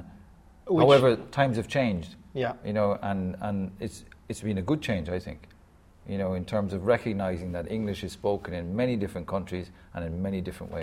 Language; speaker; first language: English; native; English